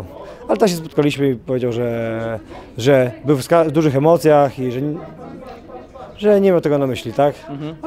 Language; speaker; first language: Polish; native; Polish